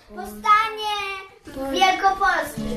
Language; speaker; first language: Polish; early bilingual, heritage; English